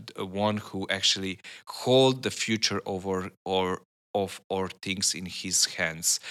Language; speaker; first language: English; non-native, learner; Serbian